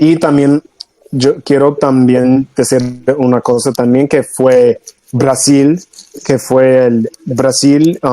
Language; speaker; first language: Spanish; non-native, fluent; English